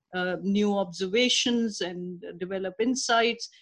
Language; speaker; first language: English; non-native, local second language; Urdu